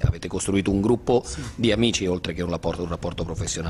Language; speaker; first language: Italian; native; Italian